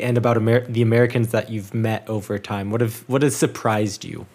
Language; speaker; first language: English; native; English